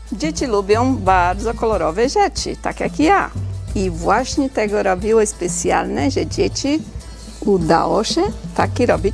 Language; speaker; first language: Polish; non-native, learner; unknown